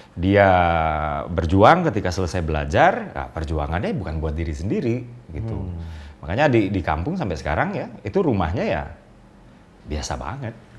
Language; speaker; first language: Indonesian; native; Indonesian